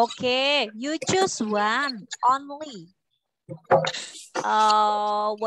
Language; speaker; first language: English; non-native, fluent; Indonesian